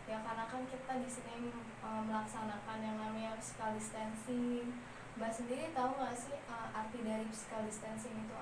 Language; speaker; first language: Indonesian; native; Indonesian